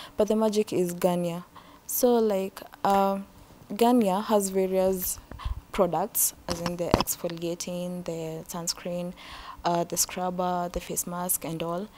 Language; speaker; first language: English; non-native, local second language; Swahili